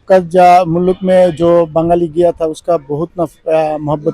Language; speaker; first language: Hindi; non-native, learner; Bangla